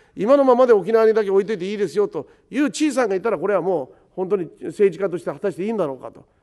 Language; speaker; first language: Japanese; native; Japanese